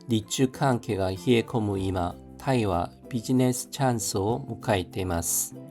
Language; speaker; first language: Japanese; non-native, fluent; Korean